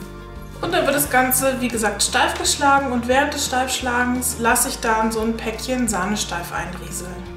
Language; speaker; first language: German; native; German